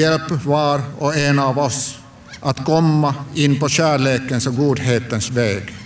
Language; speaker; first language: Swedish; non-native, local second language; Finnish